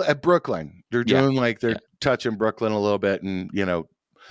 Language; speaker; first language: English; native; English